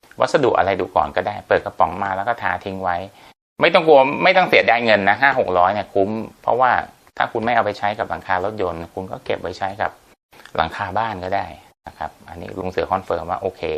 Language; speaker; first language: Thai; native; Thai